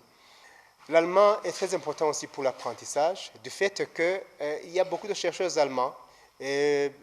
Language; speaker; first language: French; non-native, local second language; Rundi